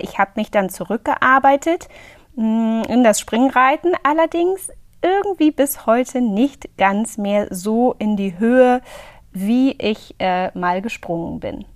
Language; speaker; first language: German; native; German